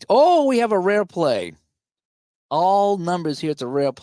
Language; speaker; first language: English; native; English